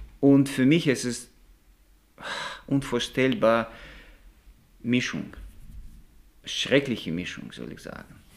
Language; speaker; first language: German; non-native, learner; Russian